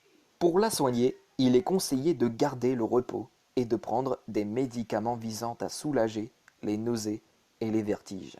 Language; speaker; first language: French; native; French